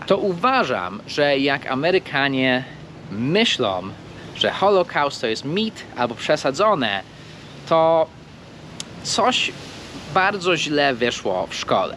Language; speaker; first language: Polish; non-native, fluent; English